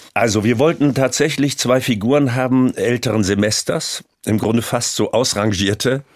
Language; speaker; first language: German; native; German